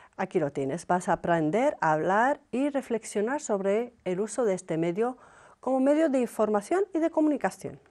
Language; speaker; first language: Spanish; non-native, fluent; Arabic